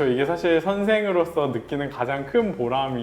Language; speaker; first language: Korean; native; Korean